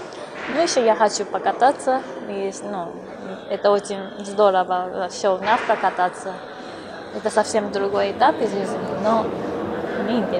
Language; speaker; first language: Russian; non-native, fluent; Japanese